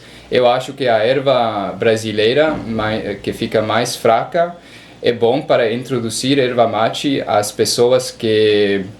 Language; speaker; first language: Portuguese; non-native, learner; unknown